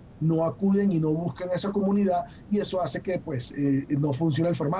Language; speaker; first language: Spanish; native; Spanish